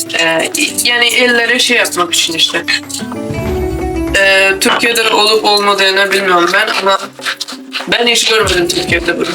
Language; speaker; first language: Turkish; non-native, fluent; Urdu